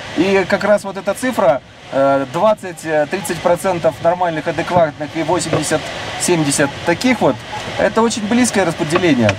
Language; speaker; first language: Russian; native; Russian